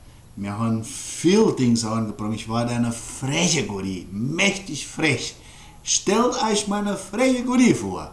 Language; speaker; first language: German; early bilingual, heritage; German